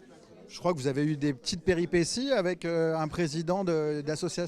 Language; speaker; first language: French; native; French